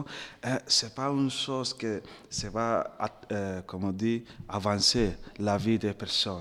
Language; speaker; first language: French; non-native, learner; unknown